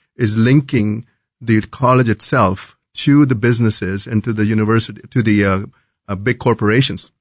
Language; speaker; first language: English; non-native, local second language; Hindi